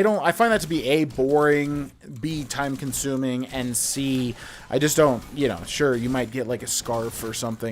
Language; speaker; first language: English; native; English